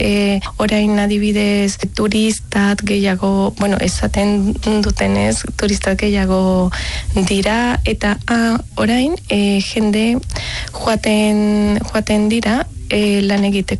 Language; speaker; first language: Basque; non-native, learner; Spanish